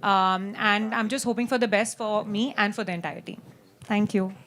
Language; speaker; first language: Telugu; non-native, learner; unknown